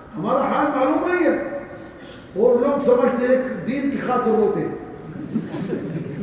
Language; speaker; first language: Urdu; non-native, learner; Arabic